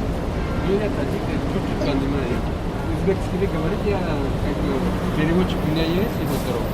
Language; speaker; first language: Russian; non-native, local second language; Tajik